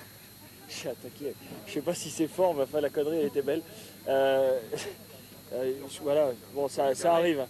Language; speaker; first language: French; native; French